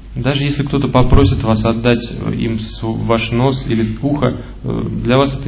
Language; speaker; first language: Russian; native; Russian